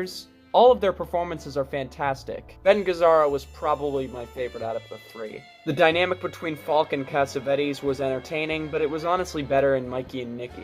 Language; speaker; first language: English; native; English